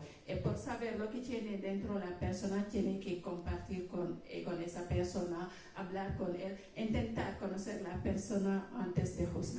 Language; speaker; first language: Spanish; non-native, local second language; Wolof